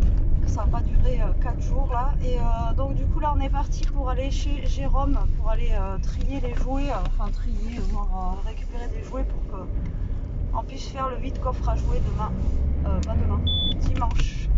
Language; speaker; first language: French; native; French